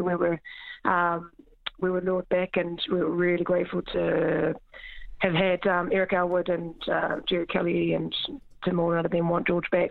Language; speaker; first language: English; native; English